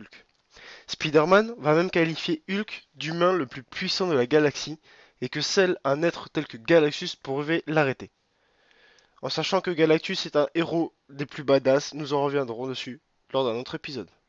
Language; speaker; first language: French; native; French